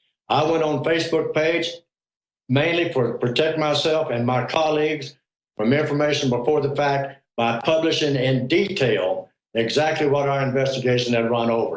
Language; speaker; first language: English; native; English